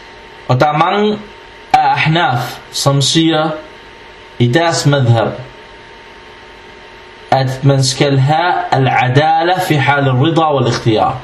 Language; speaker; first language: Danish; non-native, fluent; Arabic